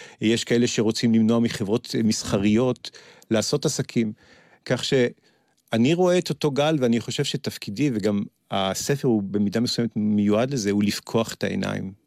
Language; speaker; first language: Hebrew; early bilingual, other home language; French